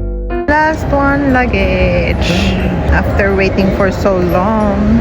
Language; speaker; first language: English; non-native, local second language; Filipino